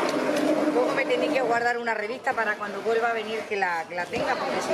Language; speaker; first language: Spanish; native; Spanish